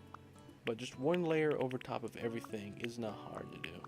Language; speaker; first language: English; native; English